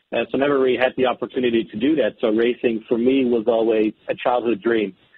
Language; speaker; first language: English; non-native, fluent; Dutch